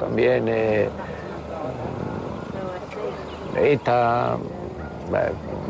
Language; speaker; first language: Spanish; native; Spanish